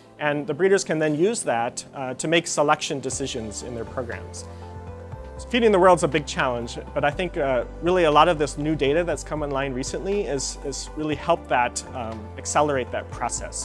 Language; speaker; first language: English; native; English